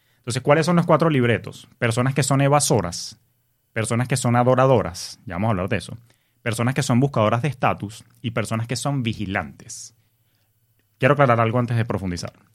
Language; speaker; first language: Spanish; native; Spanish